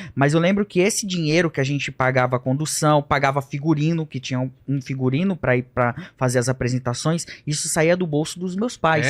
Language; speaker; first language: Portuguese; early bilingual, other home language; Japanese